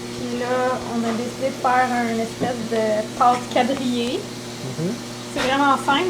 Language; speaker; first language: French; native; French